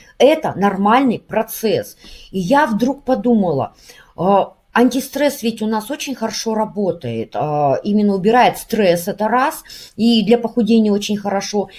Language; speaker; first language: Russian; native; Russian